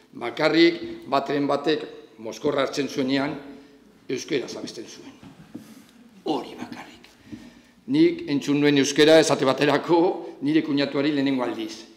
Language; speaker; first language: Basque; non-native, local second language; Spanish